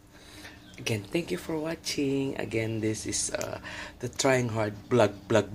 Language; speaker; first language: English; non-native, local second language; Filipino